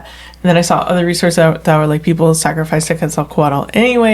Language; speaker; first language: English; native; English